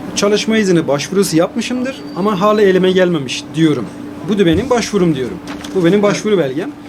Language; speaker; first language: Turkish; non-native, fluent; Persian